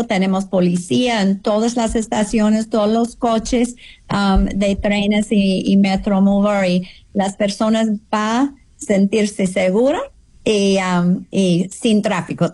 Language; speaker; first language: Spanish; non-native, fluent; English